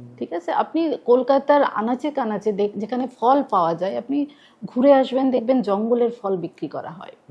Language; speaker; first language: Bangla; non-native, local second language; Santali